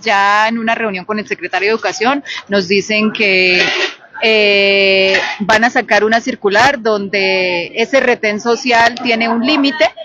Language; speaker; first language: Spanish; native; Spanish